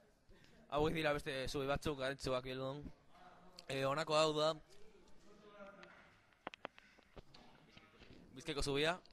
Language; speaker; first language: Basque; non-native, local second language; Spanish